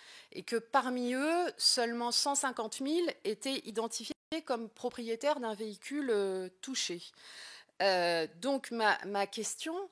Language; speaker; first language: French; native; French